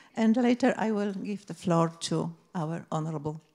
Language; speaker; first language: English; non-native, fluent; Polish